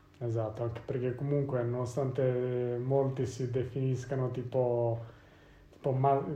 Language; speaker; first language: Italian; native; Italian